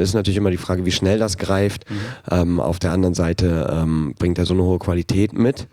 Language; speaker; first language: German; native; German